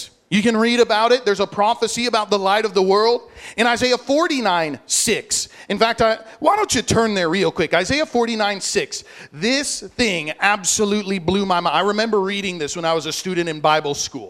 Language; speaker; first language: English; native; English